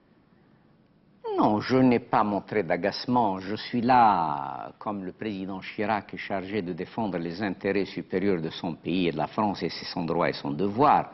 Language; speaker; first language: French; non-native, local second language; Arabic